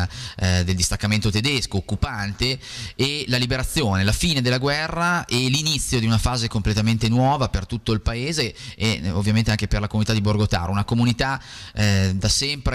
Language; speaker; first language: Italian; native; Italian